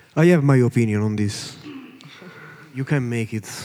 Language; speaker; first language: English; non-native, learner; Italian